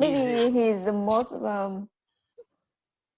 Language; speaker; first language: English; non-native, learner; Vietnamese